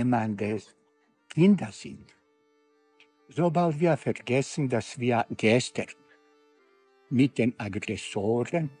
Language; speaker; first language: German; non-native, fluent; Bosnian